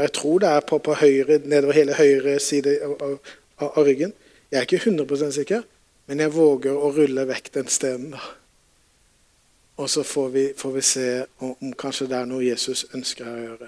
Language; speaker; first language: Norwegian; native; Norwegian